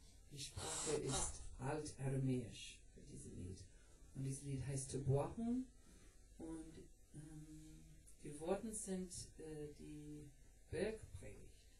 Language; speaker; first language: German; non-native, learner; English